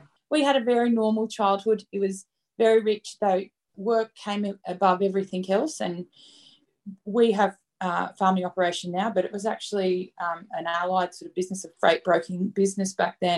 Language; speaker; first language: English; native; English